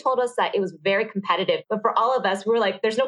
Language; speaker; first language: English; early bilingual, other home language; Vietnamese